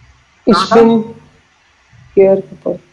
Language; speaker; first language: German; non-native, learner; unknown